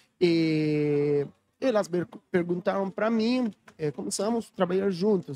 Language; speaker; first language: Portuguese; non-native, learner; Italian